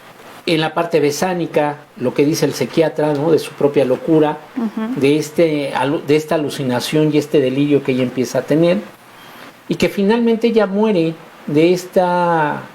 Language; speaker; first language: Spanish; native; Spanish